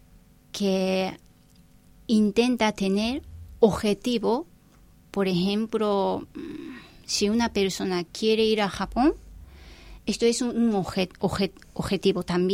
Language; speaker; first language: Spanish; non-native, fluent; Japanese